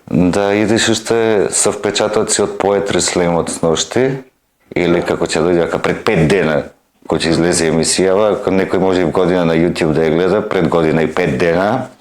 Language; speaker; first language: Macedonian; native; Macedonian